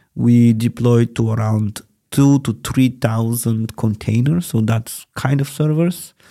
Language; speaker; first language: English; non-native, fluent; Bulgarian